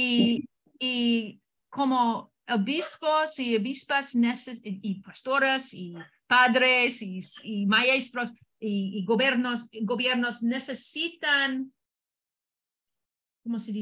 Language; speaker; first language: Spanish; non-native, learner; English